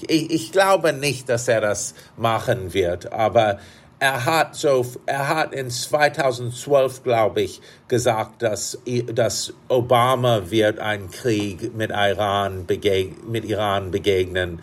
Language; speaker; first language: German; non-native, fluent; English